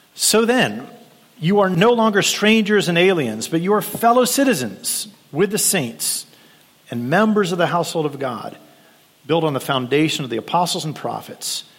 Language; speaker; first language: English; native; English